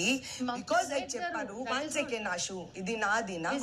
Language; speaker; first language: Telugu; non-native, learner; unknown